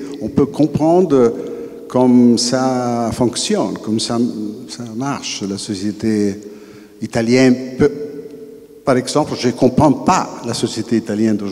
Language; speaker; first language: French; non-native, fluent; Italian